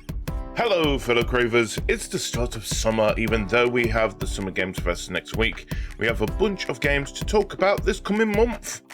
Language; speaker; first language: English; native; English